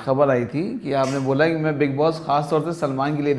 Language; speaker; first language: Hindi; native; Hindi